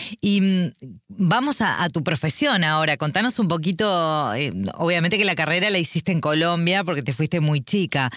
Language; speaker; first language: Spanish; native; Spanish